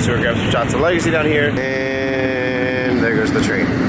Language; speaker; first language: English; native; English